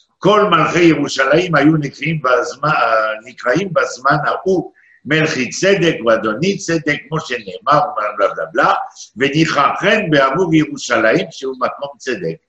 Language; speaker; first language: Hebrew; non-native, fluent; French